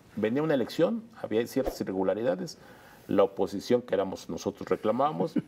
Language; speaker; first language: Spanish; native; Spanish